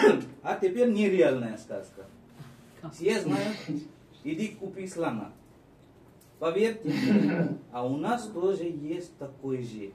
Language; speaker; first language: Russian; non-native, fluent; Marathi